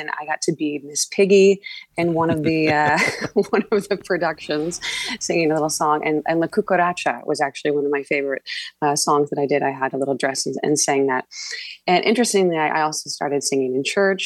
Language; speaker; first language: English; native; English